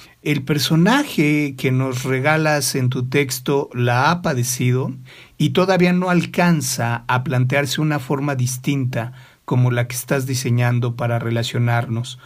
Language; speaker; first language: Spanish; native; Spanish